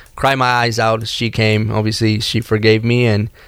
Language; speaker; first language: English; early bilingual, other home language; Spanish